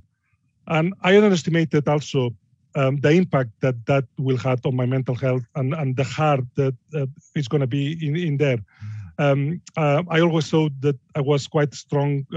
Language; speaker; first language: English; non-native, fluent; Spanish